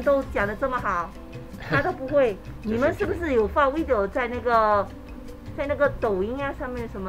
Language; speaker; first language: Chinese; non-native, local second language; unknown